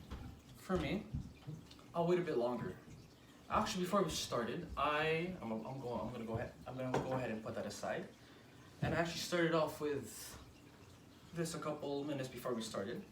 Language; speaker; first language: English; native; English